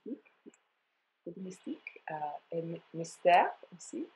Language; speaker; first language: French; non-native, fluent; English